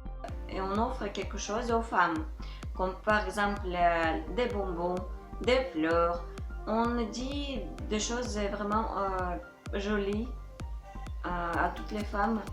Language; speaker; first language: French; non-native, fluent; Russian